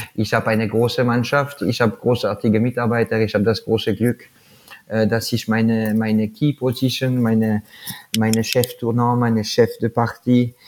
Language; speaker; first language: German; non-native, fluent; French